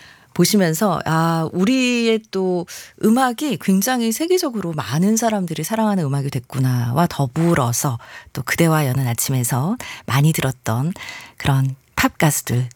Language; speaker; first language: Korean; native; Korean